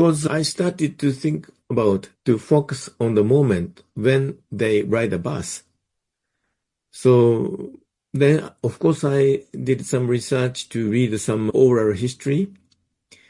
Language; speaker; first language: English; non-native, fluent; Japanese